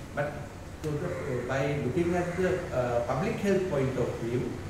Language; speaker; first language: English; non-native, local second language; Sinhala